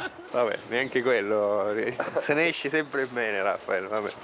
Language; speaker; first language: Italian; native; Italian